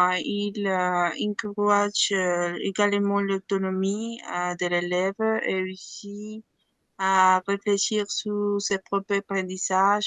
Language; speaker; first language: French; non-native, learner; Spanish